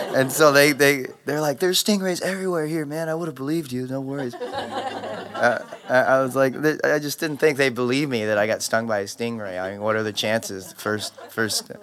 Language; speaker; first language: English; native; English